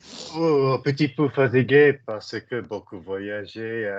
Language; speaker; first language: French; non-native, learner; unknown